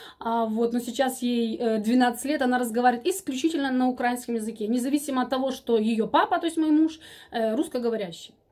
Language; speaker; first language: Russian; native; Russian